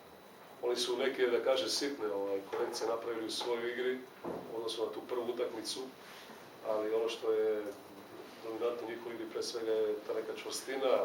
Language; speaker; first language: Serbian; native; Serbian